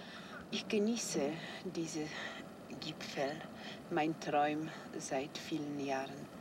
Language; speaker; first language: German; non-native, fluent; Polish